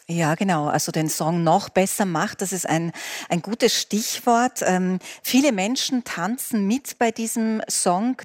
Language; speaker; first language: German; native; German